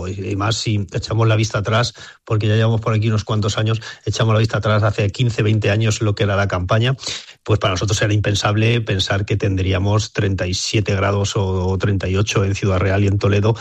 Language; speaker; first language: Spanish; native; Spanish